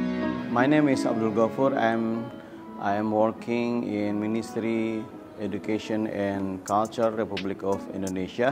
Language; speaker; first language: English; non-native, learner; Indonesian